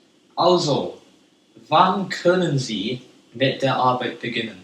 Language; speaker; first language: German; non-native, learner; English